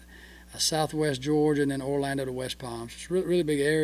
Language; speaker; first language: English; native; English